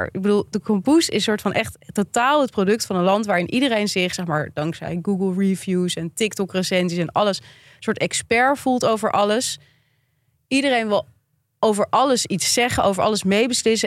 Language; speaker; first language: Dutch; native; Dutch